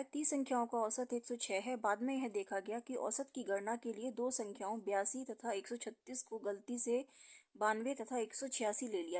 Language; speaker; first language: Hindi; native; Hindi